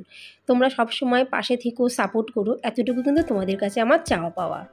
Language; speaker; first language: Bangla; native; Bangla